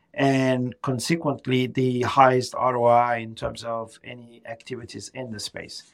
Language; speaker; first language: English; non-native, fluent; Arabic